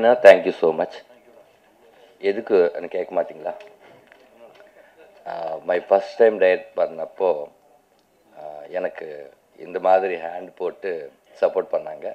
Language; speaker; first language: Tamil; non-native, local second language; Telugu